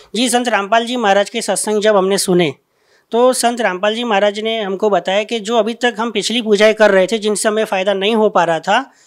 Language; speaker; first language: Hindi; non-native, local second language; Gujarati